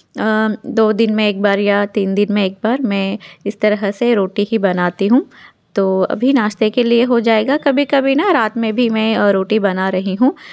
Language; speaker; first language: Hindi; non-native, local second language; Telugu